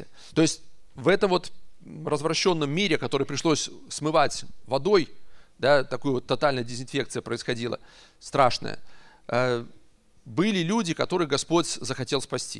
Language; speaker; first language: Russian; native; Russian